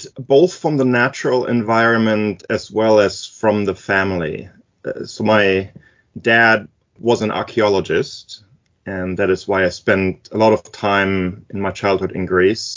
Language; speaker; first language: English; non-native, fluent; German